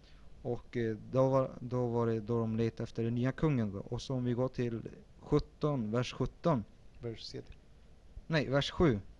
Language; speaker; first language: Swedish; early bilingual, other home language; Spanish